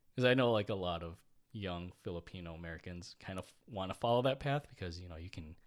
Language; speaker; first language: English; early bilingual, other home language; Filipino